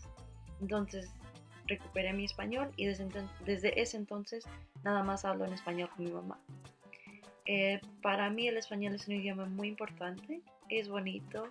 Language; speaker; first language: Spanish; early bilingual, heritage; Spanish